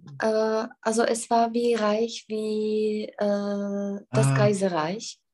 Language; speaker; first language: German; non-native, fluent; Czech